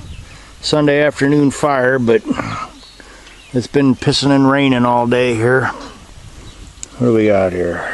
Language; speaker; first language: English; native; English